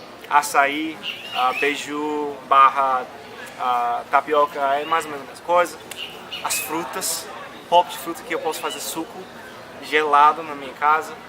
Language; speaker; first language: Portuguese; non-native, fluent; English